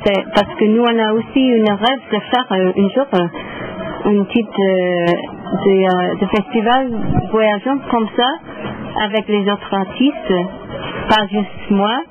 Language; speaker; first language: French; non-native, learner; English